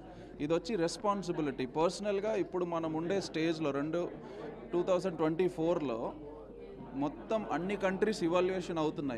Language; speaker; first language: Telugu; native; Telugu